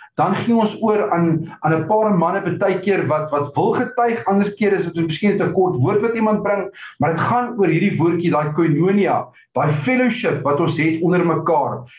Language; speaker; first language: Afrikaans; early bilingual, heritage; Afrikaans